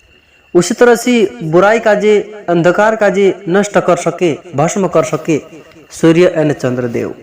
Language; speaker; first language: Hindi; non-native, local second language; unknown